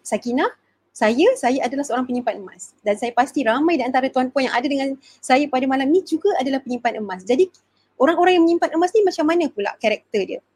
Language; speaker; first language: Malay; native; Malay